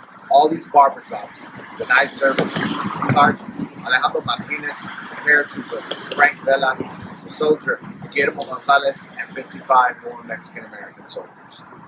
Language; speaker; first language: English; early bilingual, other home language; Spanish